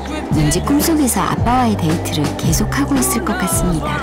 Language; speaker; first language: Korean; native; Korean